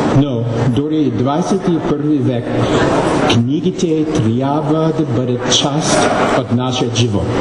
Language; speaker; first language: Bulgarian; non-native, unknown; English